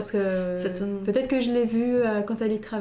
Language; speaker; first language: French; native; French